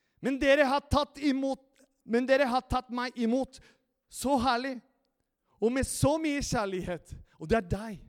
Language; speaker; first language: Norwegian; non-native, fluent; Spanish